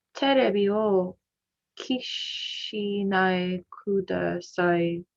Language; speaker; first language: Japanese; non-native, learner; English